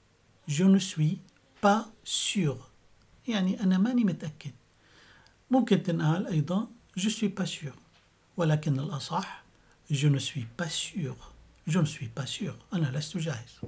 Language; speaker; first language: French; non-native, fluent; Arabic